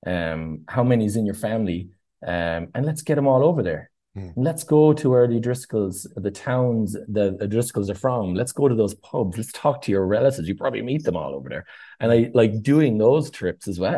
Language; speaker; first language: English; native; English